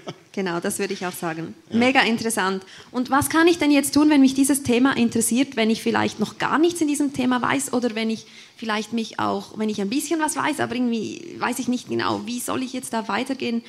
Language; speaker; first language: German; native; German